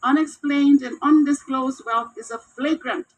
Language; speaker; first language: English; non-native, local second language; Filipino